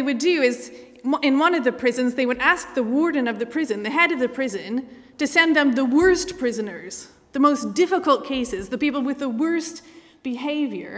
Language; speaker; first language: English; native; English